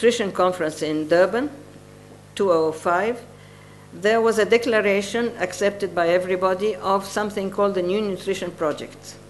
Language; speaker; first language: English; non-native, fluent; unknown